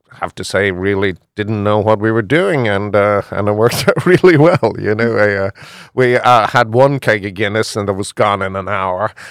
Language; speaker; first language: English; native; English